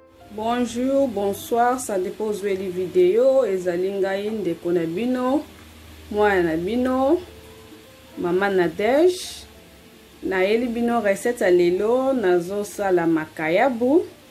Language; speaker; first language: French; non-native, local second language; Lingala